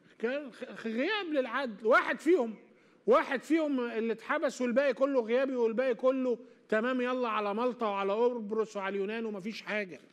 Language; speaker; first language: Arabic; native; Arabic